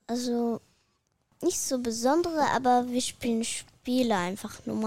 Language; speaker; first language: German; early bilingual, other home language; Arabic